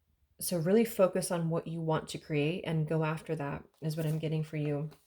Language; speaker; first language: English; native; English